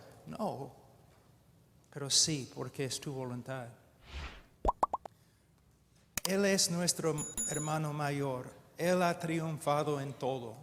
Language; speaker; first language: Spanish; non-native, fluent; English